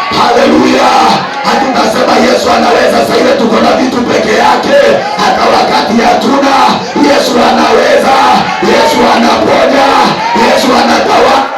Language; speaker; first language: Swahili; non-native, local second language; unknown